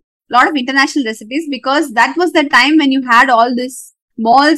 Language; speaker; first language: English; non-native, local second language; Tamil